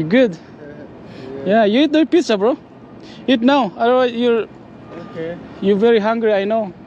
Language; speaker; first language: English; non-native, learner; Filipino